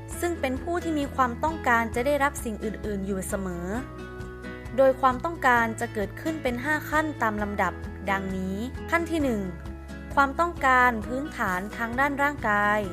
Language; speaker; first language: Thai; native; Thai